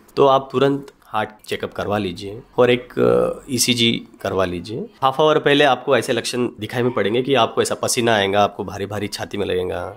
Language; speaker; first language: Hindi; non-native, local second language; Marathi